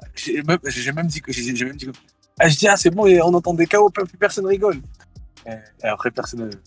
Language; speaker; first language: French; early bilingual, other home language; Thai